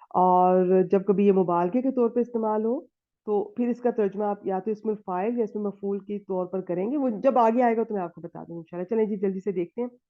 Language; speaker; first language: Urdu; native; Urdu